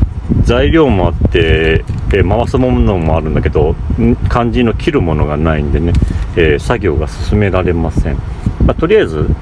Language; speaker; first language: Japanese; native; Japanese